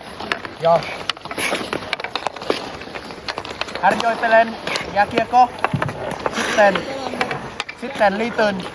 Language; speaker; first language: Finnish; non-native, learner; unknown